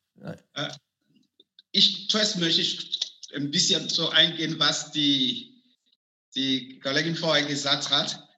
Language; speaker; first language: German; non-native, fluent; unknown